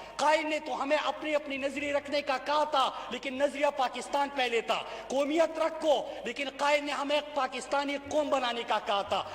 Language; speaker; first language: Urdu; non-native, local second language; Pashto